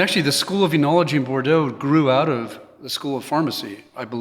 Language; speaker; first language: English; native; English